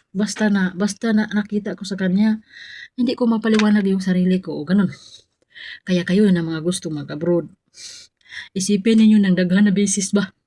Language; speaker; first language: Filipino; non-native, local second language; Cebuano